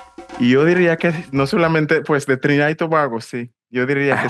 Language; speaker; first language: Spanish; non-native, fluent; English